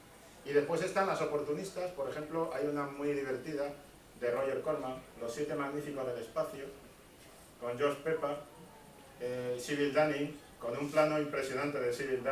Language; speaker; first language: Spanish; native; Spanish